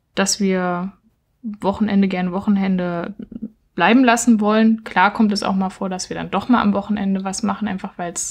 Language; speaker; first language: German; native; German